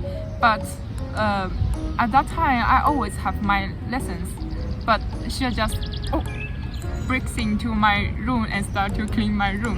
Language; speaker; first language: English; non-native, fluent; Chinese